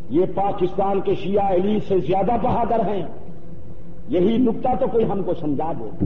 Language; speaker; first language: Urdu; non-native, local second language; Saraiki